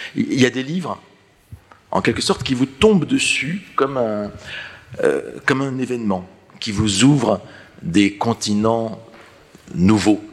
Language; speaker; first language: French; native; French